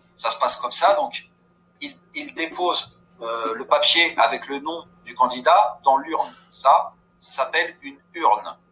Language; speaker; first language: French; native; French